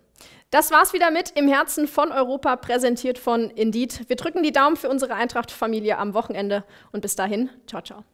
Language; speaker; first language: German; native; German